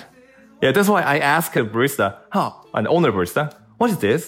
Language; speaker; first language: English; non-native, learner; Korean